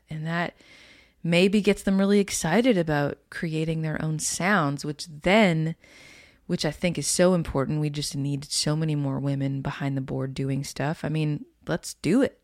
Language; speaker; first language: English; native; English